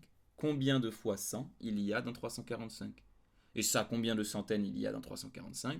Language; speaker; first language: French; native; French